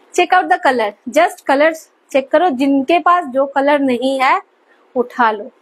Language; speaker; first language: Hindi; non-native, local second language; Bangla